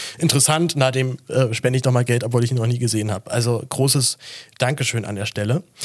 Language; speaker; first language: German; native; German